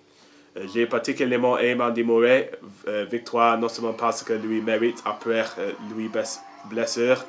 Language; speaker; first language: French; non-native, learner; English